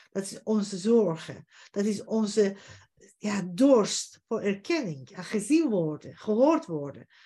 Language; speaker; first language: Dutch; non-native, fluent; Persian